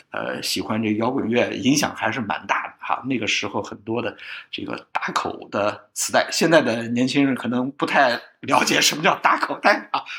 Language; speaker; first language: Chinese; native; Chinese